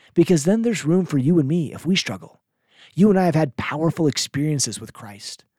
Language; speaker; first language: English; native; English